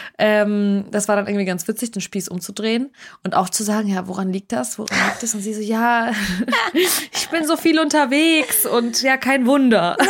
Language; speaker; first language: German; early bilingual, other home language; Russian